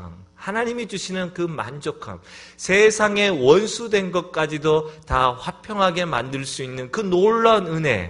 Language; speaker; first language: Korean; native; Korean